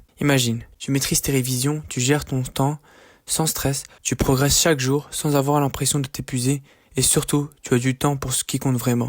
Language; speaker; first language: French; native; French